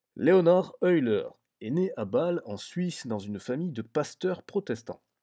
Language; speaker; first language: French; native; French